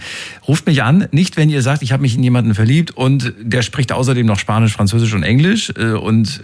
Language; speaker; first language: German; native; German